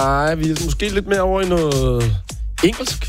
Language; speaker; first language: Danish; native; Danish